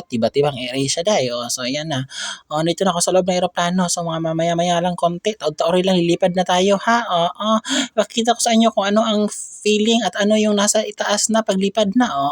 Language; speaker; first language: Filipino; non-native, local second language; Cebuano